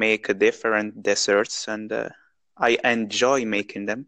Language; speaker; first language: English; non-native, learner; Arabic